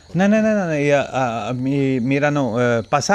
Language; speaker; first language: Spanish; non-native, learner; Hindi